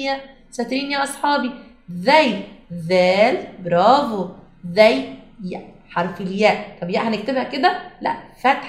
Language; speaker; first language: Arabic; native; Arabic